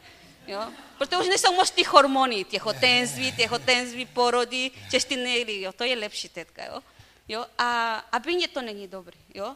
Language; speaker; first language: Czech; non-native, learner; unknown